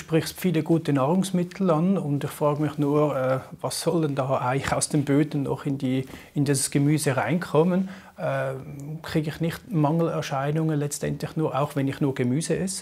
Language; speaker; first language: German; native; German